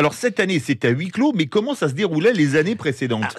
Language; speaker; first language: French; native; French